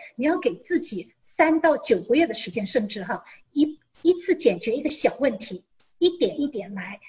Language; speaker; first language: Chinese; native; Chinese